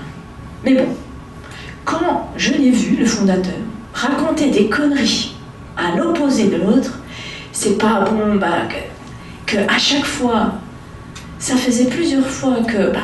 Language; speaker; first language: French; native; French